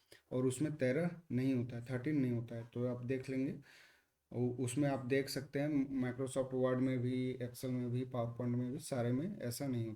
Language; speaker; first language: Hindi; native; Hindi